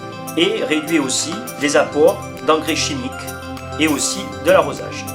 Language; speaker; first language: French; native; French